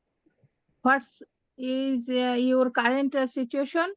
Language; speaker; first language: English; non-native, learner; Bangla